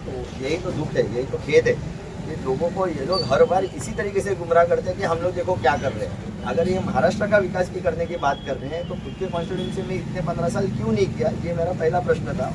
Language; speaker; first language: Hindi; non-native, local second language; Marathi